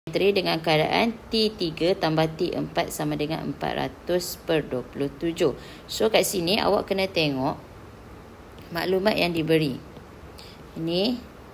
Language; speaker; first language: Malay; native; Malay